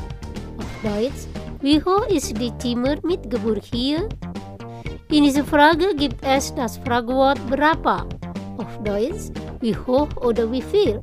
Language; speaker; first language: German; non-native, fluent; Indonesian